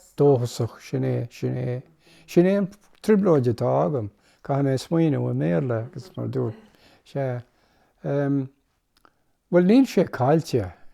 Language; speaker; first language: Irish; non-native, local second language; English